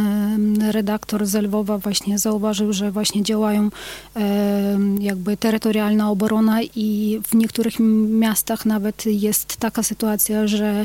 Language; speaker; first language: Polish; non-native, fluent; Ukrainian